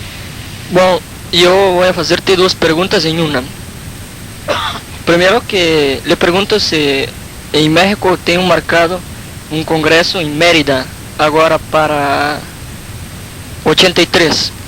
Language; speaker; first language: Spanish; non-native, fluent; Portuguese